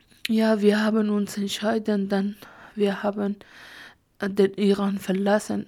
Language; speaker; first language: German; non-native, learner; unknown